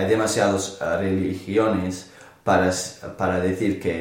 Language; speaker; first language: Spanish; non-native, learner; English